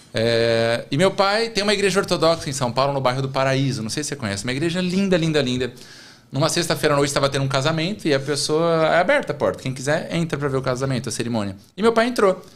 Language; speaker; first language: Portuguese; native; Portuguese